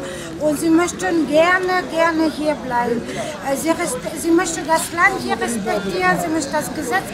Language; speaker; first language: German; non-native, fluent; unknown